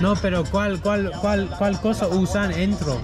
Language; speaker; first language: Spanish; non-native, learner; English